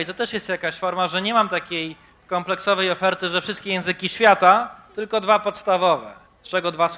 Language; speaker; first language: Polish; native; Polish